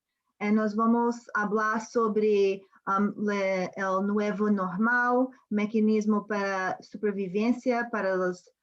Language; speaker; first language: Spanish; non-native, learner; English